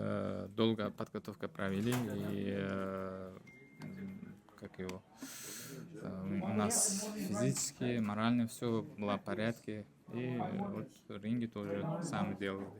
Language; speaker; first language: Russian; non-native, learner; Uzbek